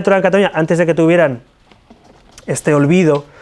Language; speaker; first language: Spanish; native; Spanish